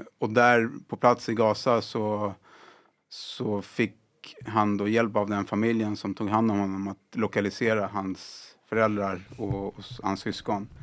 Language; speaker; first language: Swedish; early bilingual, other home language; Arabic